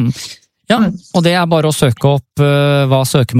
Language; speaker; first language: Norwegian; native; Norwegian